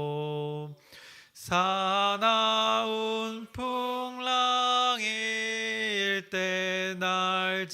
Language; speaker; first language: Korean; native; Korean